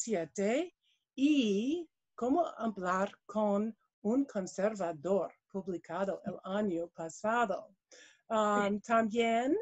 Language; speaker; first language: Spanish; non-native, learner; English